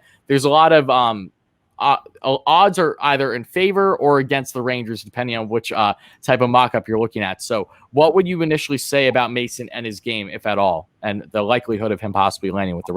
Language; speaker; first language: English; native; English